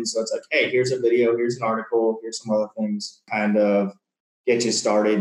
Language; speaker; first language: English; native; English